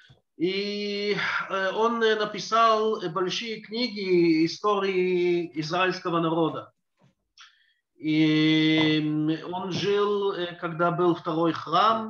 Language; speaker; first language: Russian; early bilingual, heritage; Russian